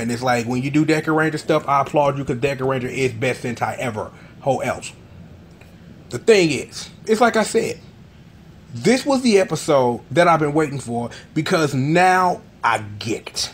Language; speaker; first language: English; native; English